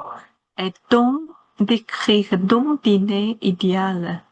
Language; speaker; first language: French; non-native, learner; Chinese